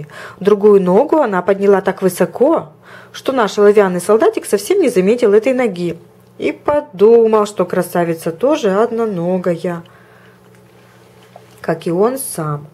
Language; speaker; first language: Russian; native; Russian